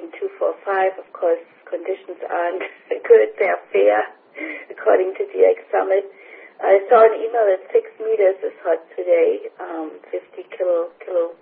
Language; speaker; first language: English; non-native, fluent; German